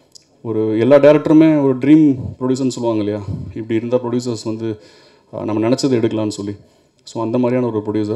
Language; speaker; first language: Tamil; native; Tamil